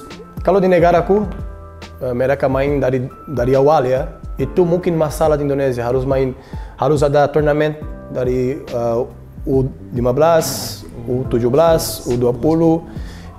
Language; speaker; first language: Indonesian; non-native, learner; Portuguese